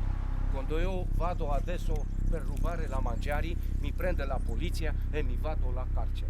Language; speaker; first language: Italian; non-native, learner; Romanian